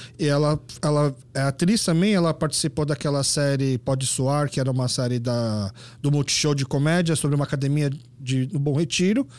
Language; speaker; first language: Portuguese; early bilingual, other home language; Korean